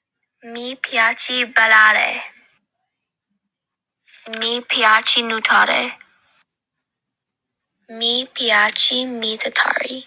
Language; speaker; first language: Italian; non-native, learner; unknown